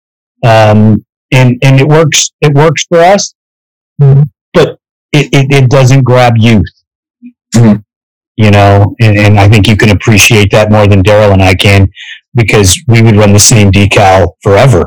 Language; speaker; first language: English; native; English